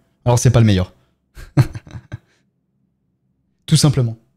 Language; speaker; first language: French; native; French